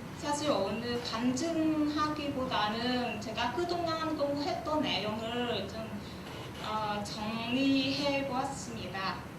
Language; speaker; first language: Korean; non-native, learner; Vietnamese